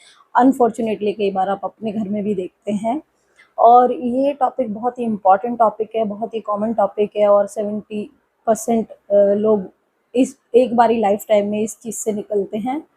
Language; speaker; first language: Hindi; native; Hindi